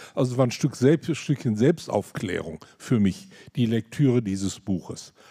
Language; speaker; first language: German; native; German